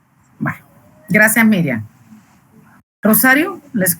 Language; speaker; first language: Spanish; native; Spanish